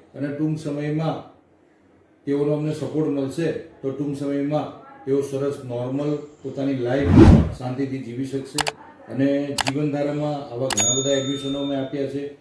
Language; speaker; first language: Gujarati; native; Gujarati